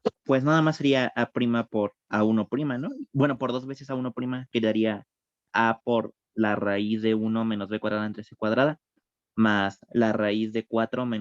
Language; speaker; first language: Spanish; native; Spanish